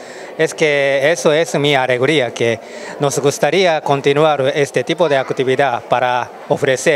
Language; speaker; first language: Spanish; non-native, learner; Japanese